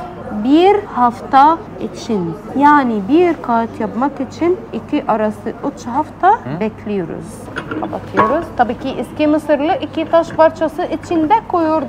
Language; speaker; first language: Turkish; non-native, fluent; Arabic